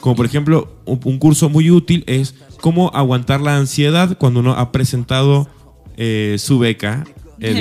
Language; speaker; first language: Spanish; native; Spanish